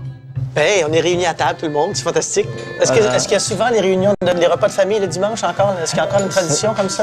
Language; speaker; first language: French; native; French